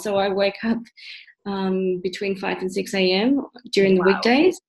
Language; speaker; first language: English; native; English